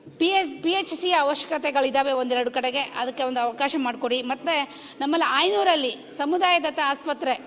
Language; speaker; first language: Kannada; native; Kannada